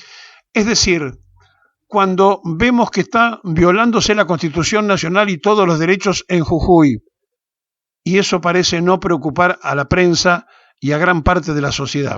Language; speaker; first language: Spanish; native; Spanish